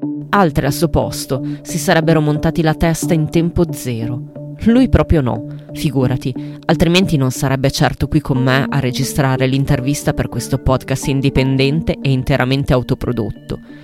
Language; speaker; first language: Italian; native; Italian